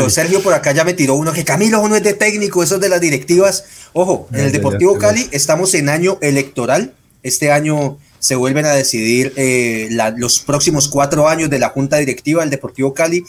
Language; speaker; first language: Spanish; native; Spanish